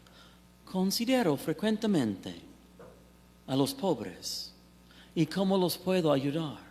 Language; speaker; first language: Spanish; non-native, fluent; English